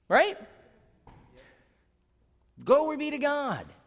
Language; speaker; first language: English; native; English